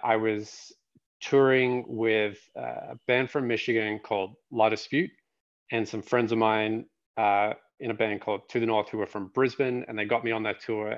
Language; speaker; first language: English; native; English